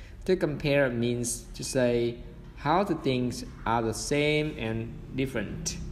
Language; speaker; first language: English; non-native, fluent; Vietnamese